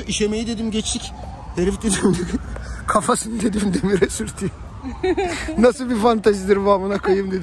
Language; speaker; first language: Turkish; native; Turkish